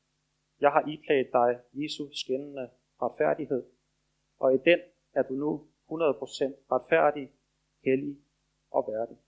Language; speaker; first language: Danish; native; Danish